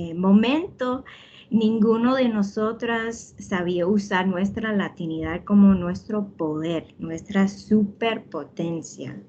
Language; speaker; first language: Spanish; early bilingual, heritage; Spanish